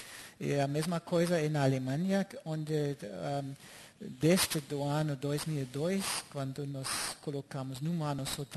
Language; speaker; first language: Portuguese; non-native, fluent; German